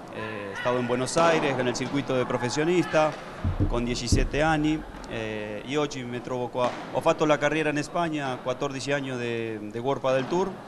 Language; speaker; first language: Italian; non-native, fluent; Spanish